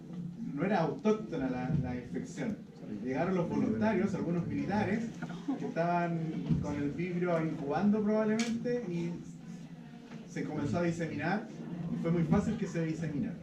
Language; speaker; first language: Spanish; native; Spanish